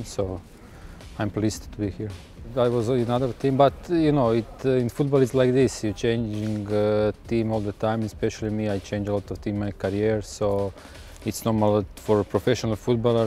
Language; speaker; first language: English; non-native, fluent; Croatian